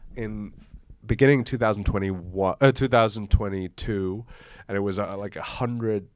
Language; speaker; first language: English; non-native, local second language; German